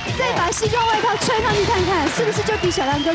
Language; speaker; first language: Chinese; native; Chinese